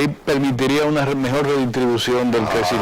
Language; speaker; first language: Spanish; native; Spanish